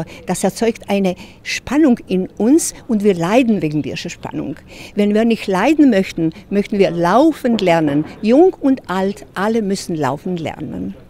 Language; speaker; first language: German; non-native, fluent; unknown